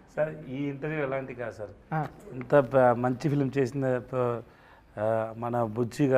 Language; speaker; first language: Telugu; non-native, learner; Tamil